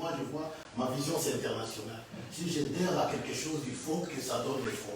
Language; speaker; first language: French; non-native, local second language; Lingala